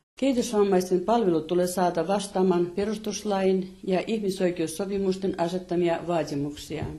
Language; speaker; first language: Finnish; non-native, fluent; Russian